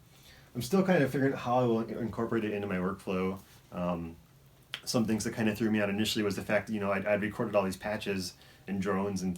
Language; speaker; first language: English; native; English